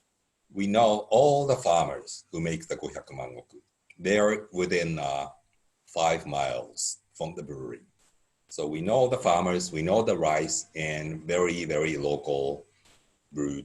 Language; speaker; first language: English; non-native, fluent; Japanese